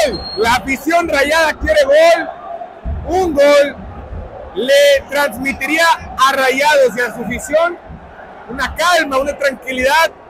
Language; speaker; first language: Spanish; native; Spanish